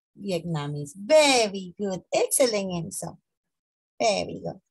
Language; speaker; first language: English; non-native, fluent; Spanish